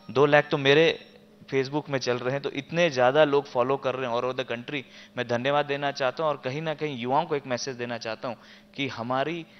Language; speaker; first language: Hindi; native; Hindi